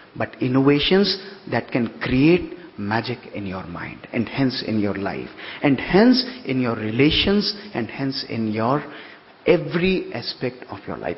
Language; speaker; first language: English; non-native, local second language; Hindi